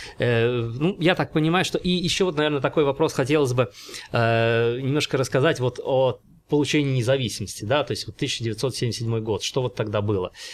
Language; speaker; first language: Russian; native; Russian